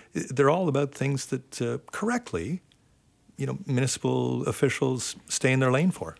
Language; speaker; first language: English; native; English